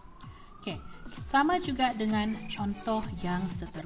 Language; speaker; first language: Malay; native; Malay